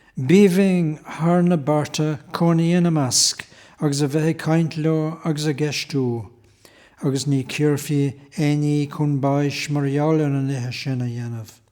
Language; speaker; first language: Irish; native; Irish